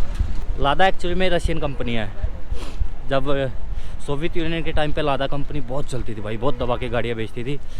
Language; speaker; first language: Hindi; native; Hindi